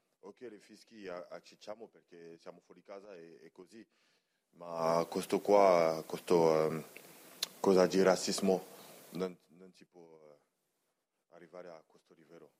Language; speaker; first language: Italian; non-native, fluent; French